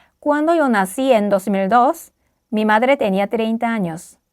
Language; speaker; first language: Spanish; non-native, fluent; Korean